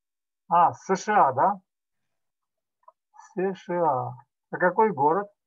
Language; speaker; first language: Russian; native; Russian